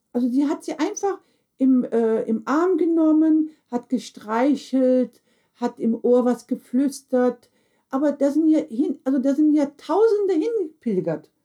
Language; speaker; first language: German; early bilingual, other home language; Turkish